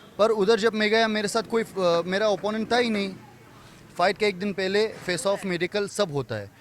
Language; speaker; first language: Hindi; non-native, fluent; Persian